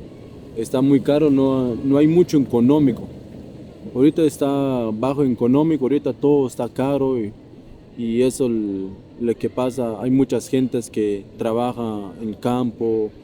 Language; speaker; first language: Spanish; non-native, local second language; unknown